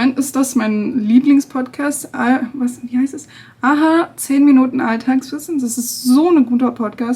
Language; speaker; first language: German; non-native, fluent; English